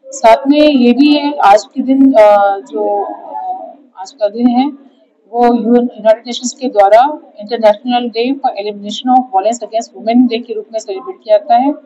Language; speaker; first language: Hindi; native; Hindi